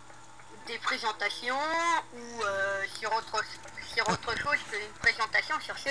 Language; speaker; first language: French; native; French